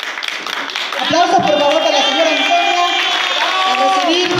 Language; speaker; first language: Spanish; native; Spanish